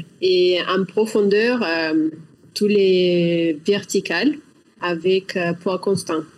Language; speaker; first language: French; non-native, learner; Russian